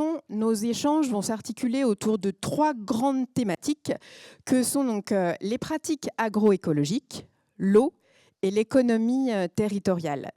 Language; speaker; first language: French; native; French